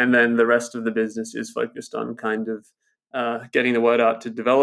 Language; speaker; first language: English; native; English